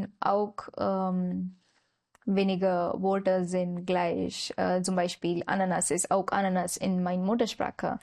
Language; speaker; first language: German; non-native, learner; Marathi